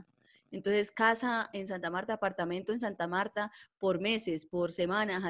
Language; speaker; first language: Spanish; native; Spanish